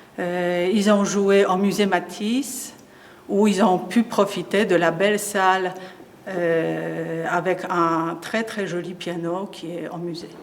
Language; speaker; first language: French; non-native, fluent; Polish